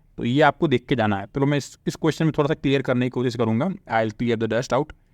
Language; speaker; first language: Hindi; native; Hindi